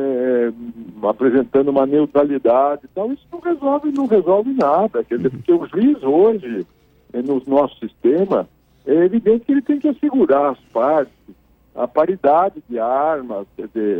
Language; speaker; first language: Portuguese; native; Portuguese